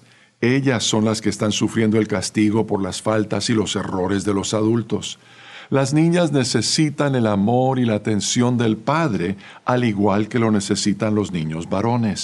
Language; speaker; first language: Spanish; native; Spanish